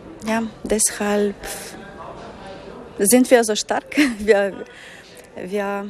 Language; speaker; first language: German; non-native, fluent; Ukrainian